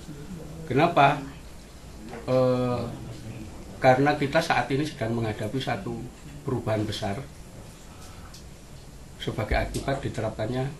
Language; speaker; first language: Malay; non-native, local second language; Javanese